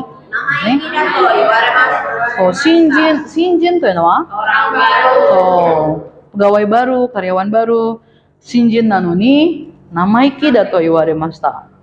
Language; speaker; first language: Japanese; non-native, fluent; Indonesian